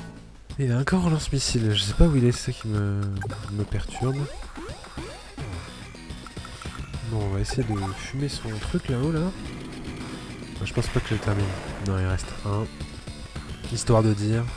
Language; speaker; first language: French; native; French